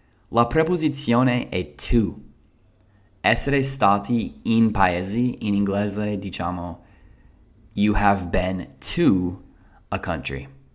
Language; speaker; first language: Italian; non-native, fluent; English